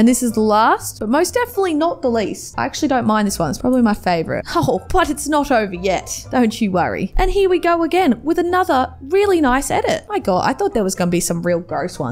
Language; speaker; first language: English; native; English